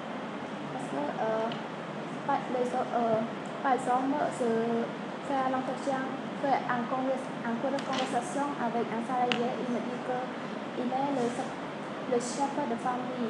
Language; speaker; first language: French; non-native, learner; Khmer